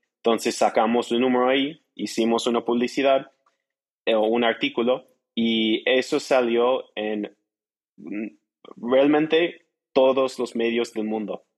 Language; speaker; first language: Spanish; non-native, fluent; English